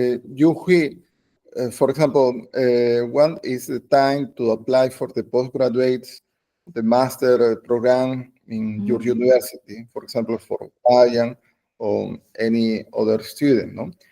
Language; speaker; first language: English; non-native, learner; Spanish